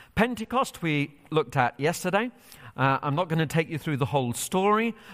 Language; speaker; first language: English; native; English